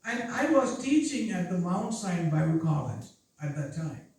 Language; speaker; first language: English; non-native, local second language; Malayalam